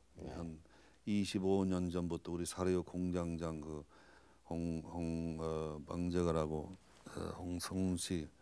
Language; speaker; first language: Korean; non-native, fluent; English